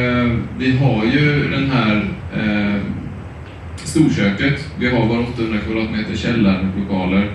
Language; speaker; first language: Swedish; native; Swedish